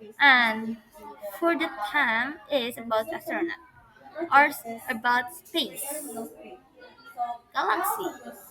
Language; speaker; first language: English; non-native, learner; Indonesian